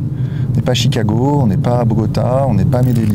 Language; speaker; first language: French; native; French